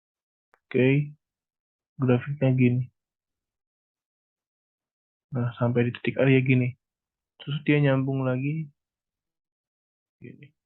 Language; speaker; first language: Indonesian; native; Indonesian